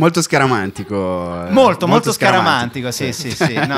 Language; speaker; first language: Italian; native; Italian